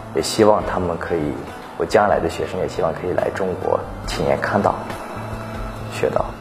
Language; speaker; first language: Chinese; non-native, fluent; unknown